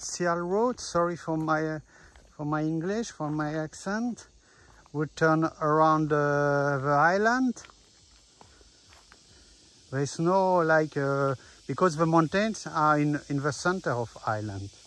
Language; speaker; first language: English; non-native, learner; French